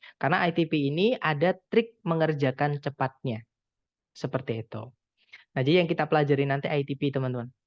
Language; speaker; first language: Indonesian; non-native, local second language; Javanese